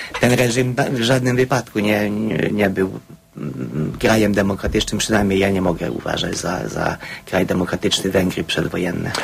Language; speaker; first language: Polish; non-native, fluent; Hungarian